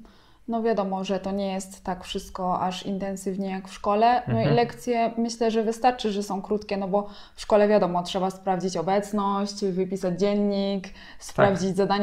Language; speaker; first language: Polish; native; Polish